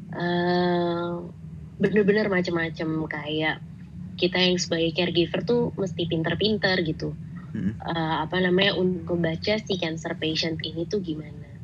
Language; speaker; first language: Indonesian; native; Indonesian